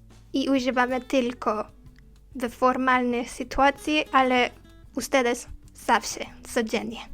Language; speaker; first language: Polish; non-native, learner; Spanish